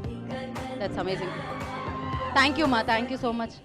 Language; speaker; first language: Telugu; native; Telugu